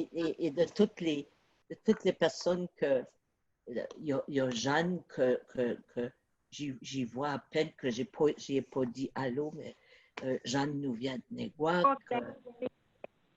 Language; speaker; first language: French; native; French